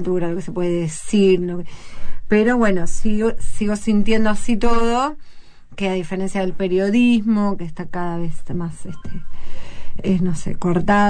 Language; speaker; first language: Spanish; native; Spanish